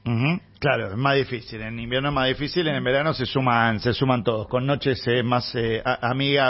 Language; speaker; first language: Spanish; native; Spanish